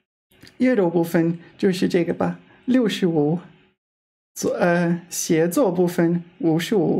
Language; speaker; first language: Chinese; non-native, fluent; English